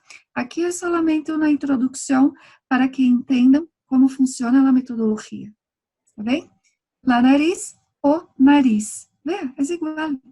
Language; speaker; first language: Spanish; non-native, fluent; Portuguese